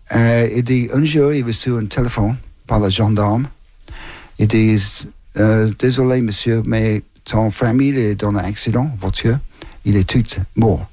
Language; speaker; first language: French; non-native, learner; English